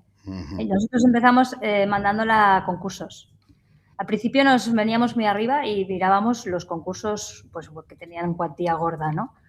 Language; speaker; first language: Spanish; native; Spanish